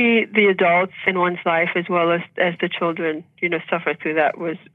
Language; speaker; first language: English; early bilingual, other home language; Haitian Creole